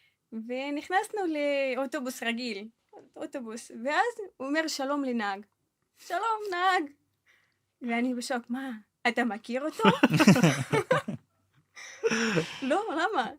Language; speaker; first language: Hebrew; non-native, fluent; Russian